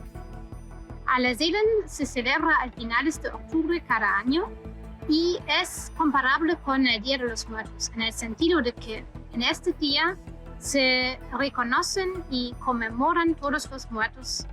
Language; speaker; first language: Spanish; non-native, fluent; German